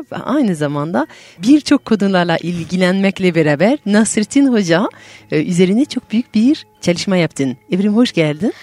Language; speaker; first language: Turkish; non-native, fluent; French